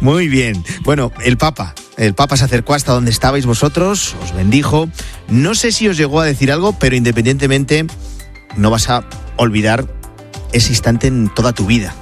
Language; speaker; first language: Spanish; native; Spanish